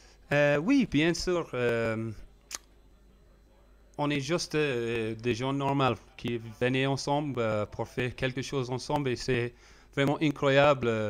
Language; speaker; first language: French; non-native, learner; English